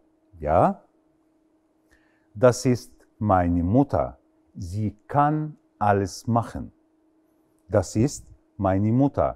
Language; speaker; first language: German; non-native, fluent; Arabic